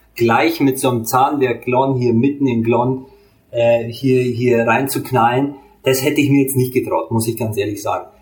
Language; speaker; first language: German; early bilingual, other home language; Hungarian